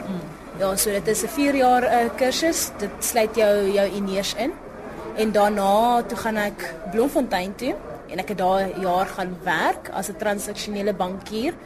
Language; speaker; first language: Afrikaans; non-native, local second language; Northern Sotho